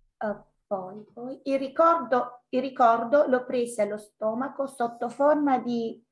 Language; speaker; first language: Italian; native; Italian